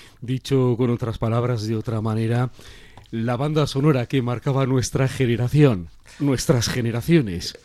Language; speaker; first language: Spanish; native; Spanish